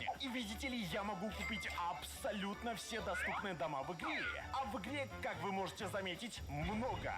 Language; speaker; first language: Russian; native; Russian